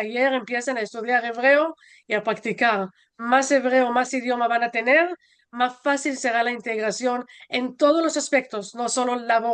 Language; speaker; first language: Spanish; non-native, fluent; Hebrew